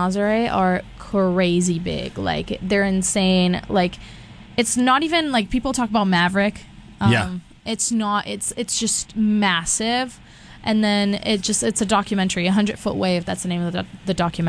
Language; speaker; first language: English; non-native, fluent; Portuguese